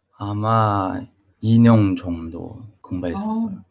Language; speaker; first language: Korean; non-native, learner; Chinese